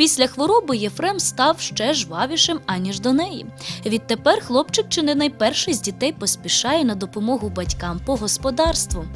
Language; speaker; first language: Ukrainian; native; Ukrainian